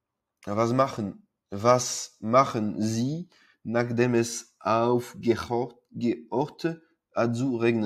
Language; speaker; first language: German; non-native, learner; French